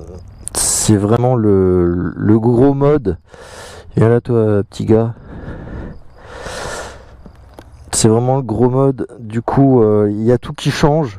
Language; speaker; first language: French; native; French